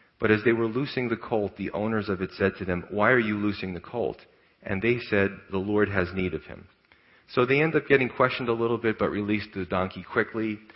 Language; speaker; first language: English; native; English